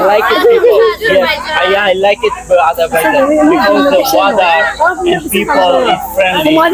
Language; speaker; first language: English; non-native, learner; Hindi